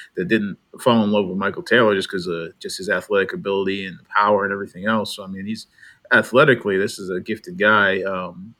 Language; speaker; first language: English; native; English